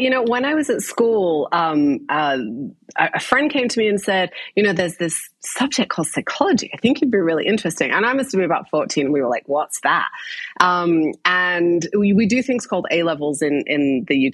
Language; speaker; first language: English; native; English